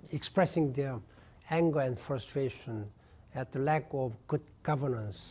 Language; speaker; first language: English; non-native, fluent; Korean